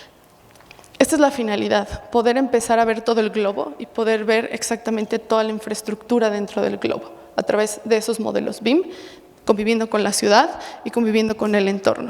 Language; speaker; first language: Spanish; native; Spanish